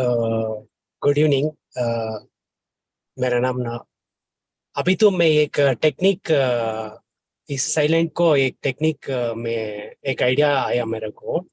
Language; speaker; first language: Hindi; non-native, learner; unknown